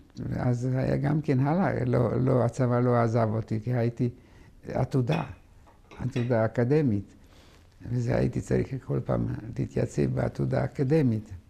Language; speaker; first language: Hebrew; non-native, fluent; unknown